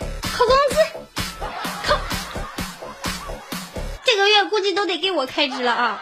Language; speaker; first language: Chinese; native; Chinese